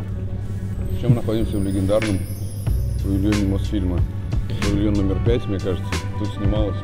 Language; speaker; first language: Russian; native; Russian